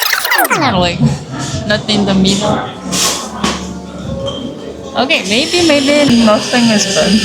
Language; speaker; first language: English; non-native, learner; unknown